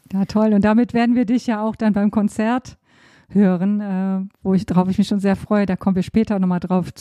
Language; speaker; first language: German; native; German